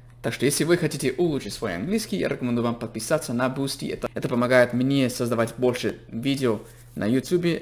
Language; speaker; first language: Russian; non-native, fluent; English